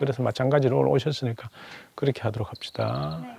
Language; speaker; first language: Korean; native; Korean